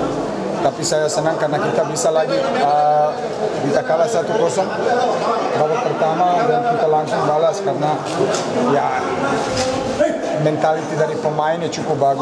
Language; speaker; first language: Indonesian; non-native, fluent; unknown